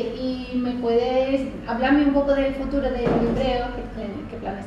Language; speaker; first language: Spanish; non-native, fluent; English